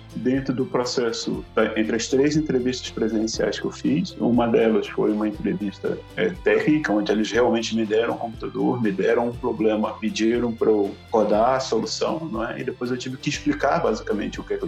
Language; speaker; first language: Portuguese; native; Portuguese